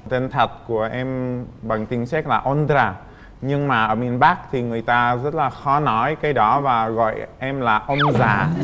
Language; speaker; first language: Vietnamese; non-native, fluent; Czech